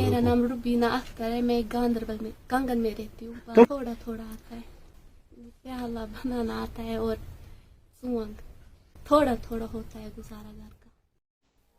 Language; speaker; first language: Hindi; non-native, local second language; Kashmiri